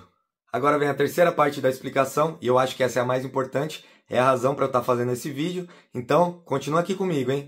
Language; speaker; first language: Portuguese; native; Portuguese